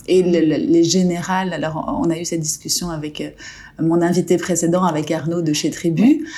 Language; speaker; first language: French; native; French